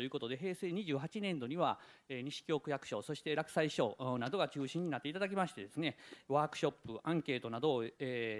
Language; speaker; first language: Japanese; native; Japanese